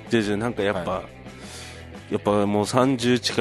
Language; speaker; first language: Japanese; native; Japanese